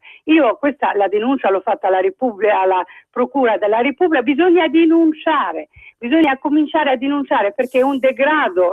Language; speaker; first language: Italian; non-native, fluent; Arabic